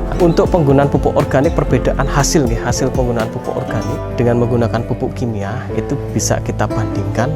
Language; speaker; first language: Indonesian; non-native, local second language; Javanese